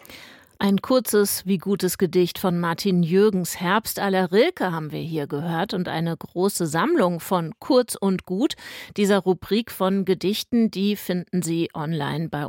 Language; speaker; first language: German; native; German